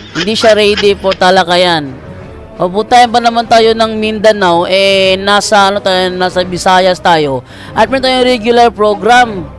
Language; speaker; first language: Filipino; non-native, local second language; Cebuano